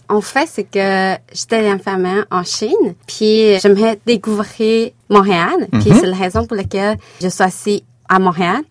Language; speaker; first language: French; non-native, fluent; Chinese